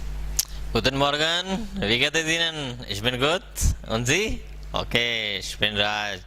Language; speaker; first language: German; non-native, learner; Hindi